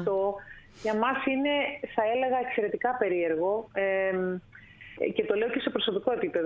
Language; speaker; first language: Greek; native; Greek